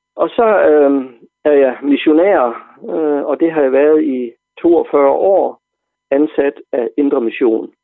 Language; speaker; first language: Danish; native; Danish